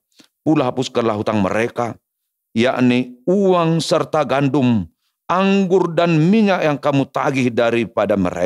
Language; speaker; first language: Indonesian; native; Indonesian